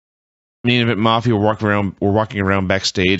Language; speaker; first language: English; native; English